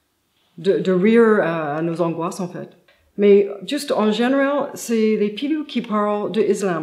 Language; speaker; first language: French; non-native, fluent; English